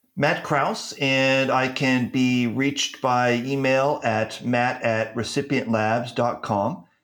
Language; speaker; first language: English; native; English